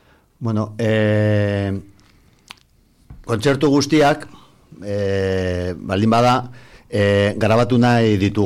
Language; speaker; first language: Basque; non-native, local second language; Spanish